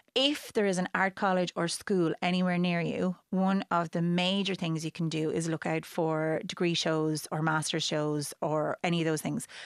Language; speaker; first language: English; native; English